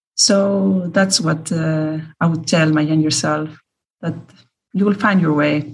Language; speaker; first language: English; non-native, fluent; Greek